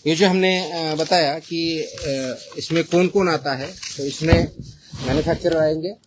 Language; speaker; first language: Hindi; non-native, local second language; Marathi